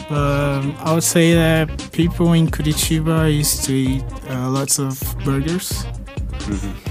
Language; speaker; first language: English; non-native, fluent; Portuguese